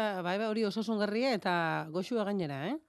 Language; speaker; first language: Basque; native; Basque